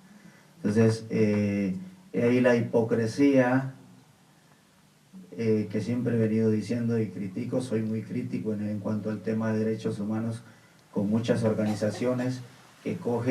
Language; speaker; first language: Spanish; native; Spanish